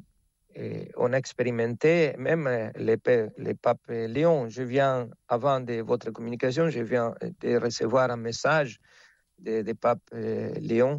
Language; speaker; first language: French; non-native, fluent; Spanish